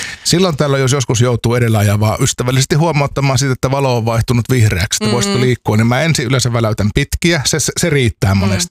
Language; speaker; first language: Finnish; native; Finnish